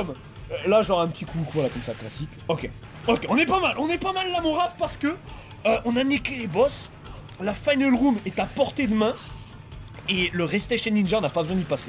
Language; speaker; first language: French; native; French